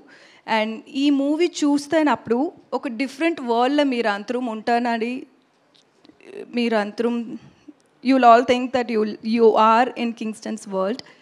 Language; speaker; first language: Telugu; non-native, learner; Tamil